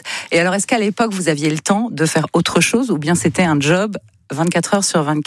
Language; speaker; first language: French; native; French